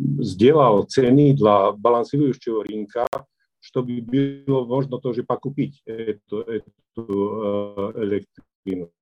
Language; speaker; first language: Russian; non-native, fluent; Slovak